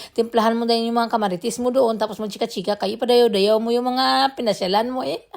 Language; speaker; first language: Filipino; non-native, local second language; Cebuano